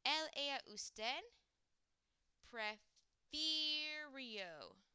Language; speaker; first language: Spanish; non-native, fluent; English